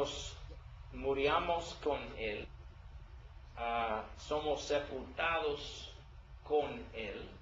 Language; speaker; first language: Spanish; non-native, learner; English